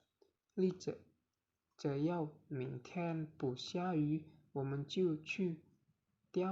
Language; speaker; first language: Chinese; non-native, learner; Indonesian